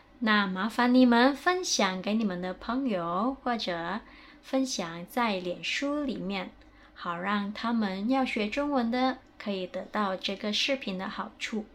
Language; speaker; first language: Chinese; non-native, fluent; Indonesian